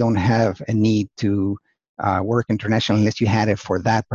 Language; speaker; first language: English; non-native, fluent; Spanish